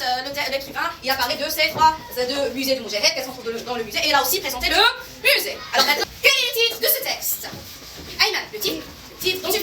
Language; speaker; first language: French; non-native, local second language; Arabic